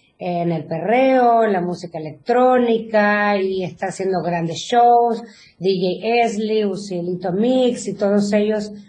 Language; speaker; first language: Spanish; native; Spanish